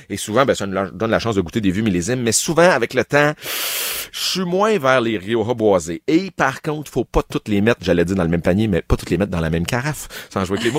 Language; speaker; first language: French; native; French